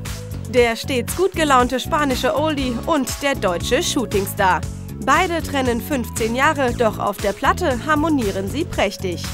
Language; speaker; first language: German; native; German